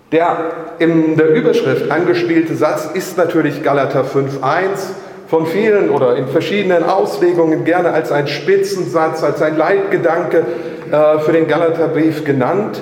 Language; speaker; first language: German; native; German